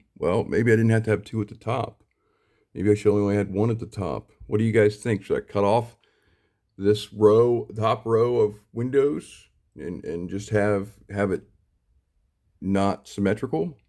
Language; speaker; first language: English; native; English